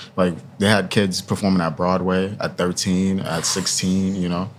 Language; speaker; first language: English; early bilingual, other home language; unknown